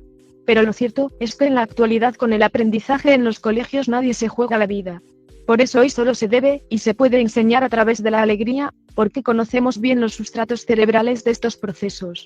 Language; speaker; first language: Spanish; native; Spanish